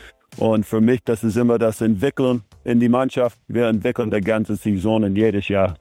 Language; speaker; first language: German; non-native, fluent; English